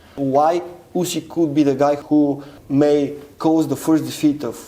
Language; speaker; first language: English; non-native, fluent; Bulgarian